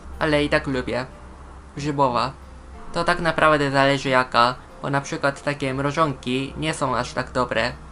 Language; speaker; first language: Polish; non-native, fluent; Japanese